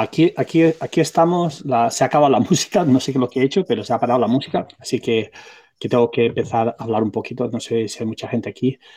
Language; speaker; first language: Spanish; non-native, local second language; Catalan